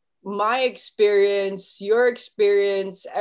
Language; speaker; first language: English; non-native, local second language; Filipino